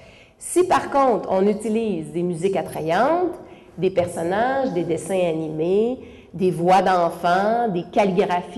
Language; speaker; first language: French; native; French